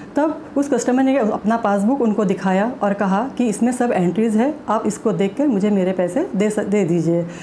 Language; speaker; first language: Hindi; non-native, local second language; Marathi